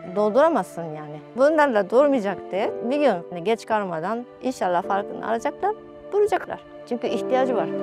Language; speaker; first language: Turkish; non-native, fluent; Japanese